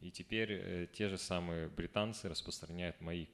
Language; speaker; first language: Russian; native; Russian